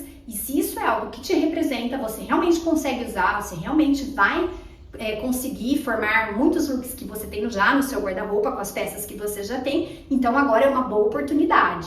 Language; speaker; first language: Portuguese; native; Portuguese